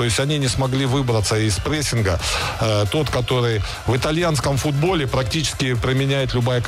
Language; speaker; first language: Russian; native; Russian